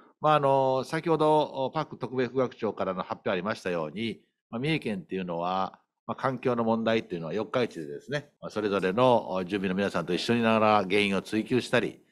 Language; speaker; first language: Japanese; native; Japanese